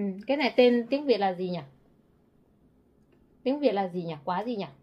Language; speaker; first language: Vietnamese; native; Vietnamese